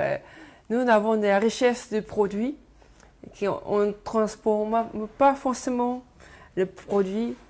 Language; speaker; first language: French; non-native, fluent; Japanese